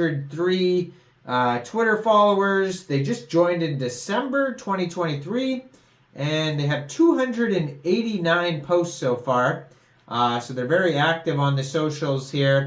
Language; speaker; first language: English; native; English